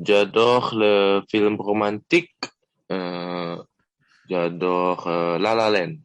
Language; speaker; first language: French; non-native, learner; Indonesian